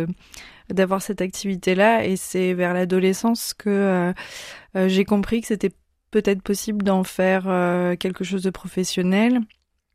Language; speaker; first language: French; native; French